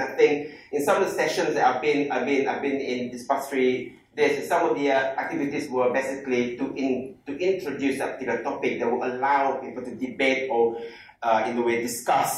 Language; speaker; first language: English; non-native, local second language; Malay